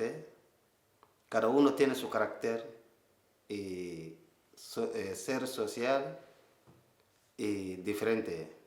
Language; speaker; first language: Spanish; non-native, learner; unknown